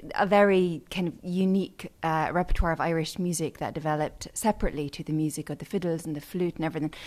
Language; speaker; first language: English; native; English